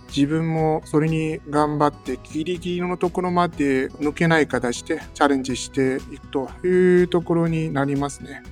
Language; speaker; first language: Japanese; non-native, fluent; Chinese